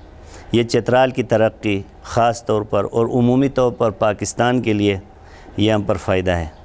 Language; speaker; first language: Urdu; non-native, local second language; Khowar